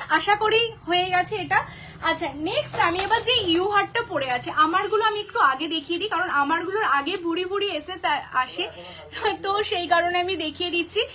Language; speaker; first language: Bangla; native; Bangla